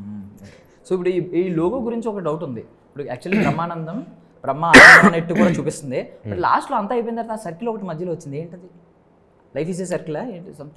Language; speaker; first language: Telugu; native; Telugu